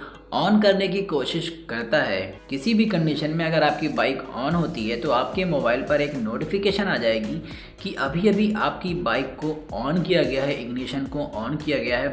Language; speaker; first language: Hindi; native; Hindi